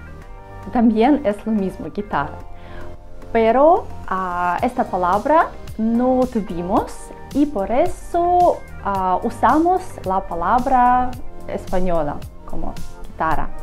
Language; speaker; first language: Spanish; non-native, learner; Russian